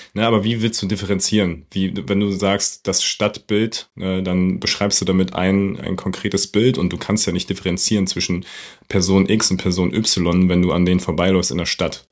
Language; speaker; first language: German; native; German